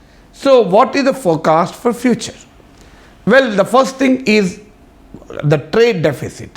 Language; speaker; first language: English; non-native, local second language; Telugu